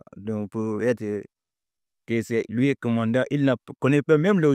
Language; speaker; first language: French; non-native, learner; Portuguese